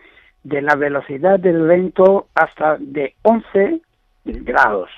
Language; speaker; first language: Spanish; non-native, learner; Greek